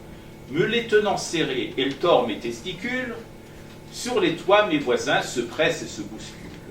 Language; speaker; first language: French; non-native, fluent; Persian